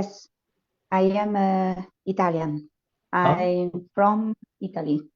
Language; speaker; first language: English; non-native, learner; Italian